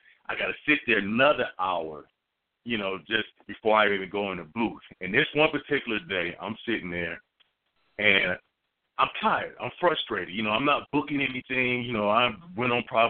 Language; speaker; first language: English; native; English